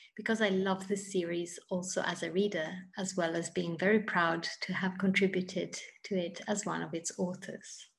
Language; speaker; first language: English; non-native, fluent; Italian